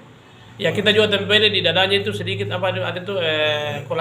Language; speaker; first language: Indonesian; native; Indonesian